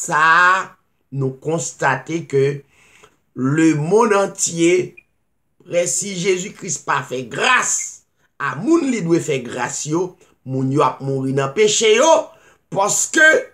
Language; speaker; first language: French; non-native, local second language; Haitian Creole